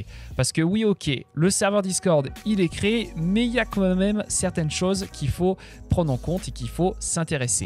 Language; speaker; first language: French; native; French